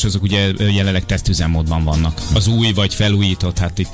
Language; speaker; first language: Hungarian; native; Hungarian